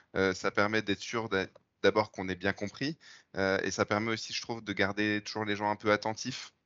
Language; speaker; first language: French; native; French